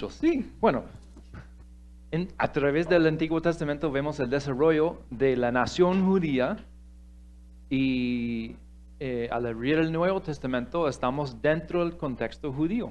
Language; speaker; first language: Spanish; non-native, fluent; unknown